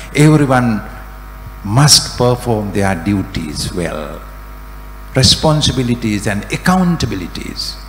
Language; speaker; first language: English; non-native, local second language; Sinhala